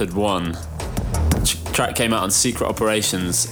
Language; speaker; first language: English; native; English